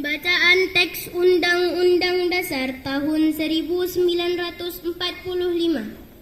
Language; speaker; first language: Indonesian; native; Indonesian